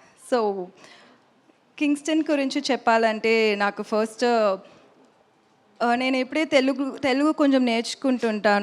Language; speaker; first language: Telugu; non-native, learner; Tamil